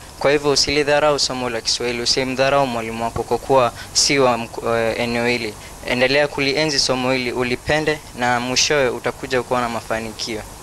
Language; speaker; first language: Swahili; non-native, local second language; Somali